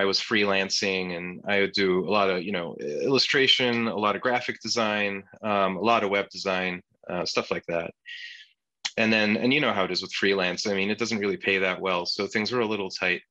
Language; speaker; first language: English; non-native, fluent; Turkish